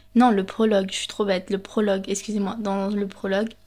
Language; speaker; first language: French; early bilingual, other home language; Spanish